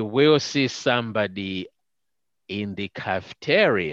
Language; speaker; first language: English; non-native, local second language; Nyanja